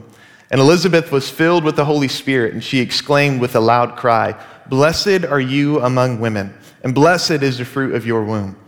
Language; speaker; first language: English; native; English